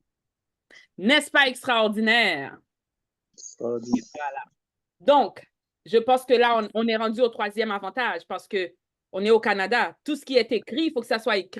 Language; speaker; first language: French; native; French